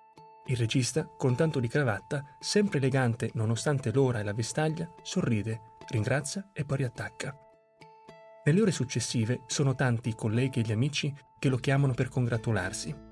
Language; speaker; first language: Italian; native; Italian